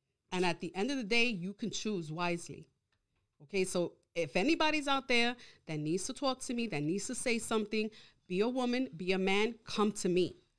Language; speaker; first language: English; early bilingual, other home language; Spanish